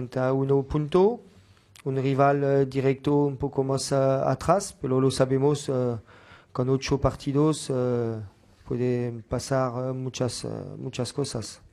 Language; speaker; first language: Spanish; non-native, fluent; French